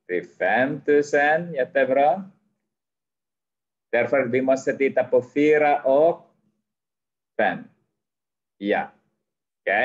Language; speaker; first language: Swedish; non-native, fluent; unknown